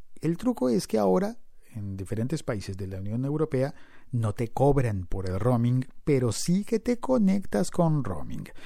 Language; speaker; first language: Spanish; native; Spanish